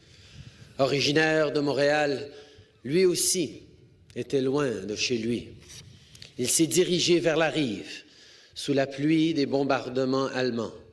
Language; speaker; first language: French; native; French